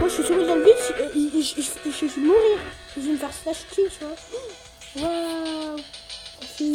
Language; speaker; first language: French; native; French